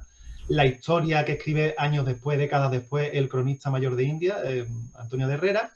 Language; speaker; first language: Spanish; native; Spanish